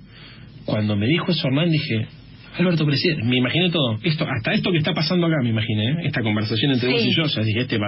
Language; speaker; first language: Spanish; native; Spanish